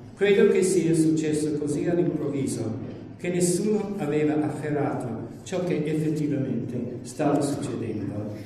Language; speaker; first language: Italian; non-native, fluent; English